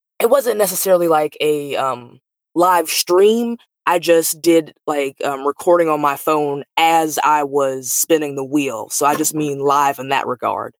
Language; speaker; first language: English; native; English